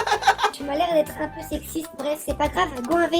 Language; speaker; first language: French; native; French